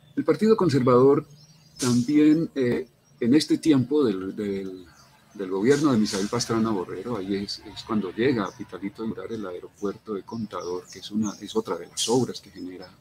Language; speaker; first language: Spanish; native; Spanish